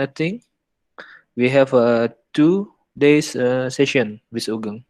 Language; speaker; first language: English; non-native, learner; Indonesian